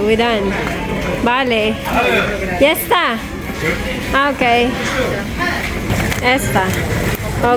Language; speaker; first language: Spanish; non-native, learner; Filipino